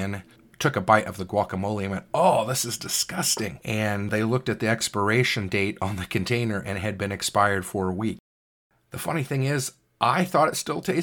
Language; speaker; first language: English; native; English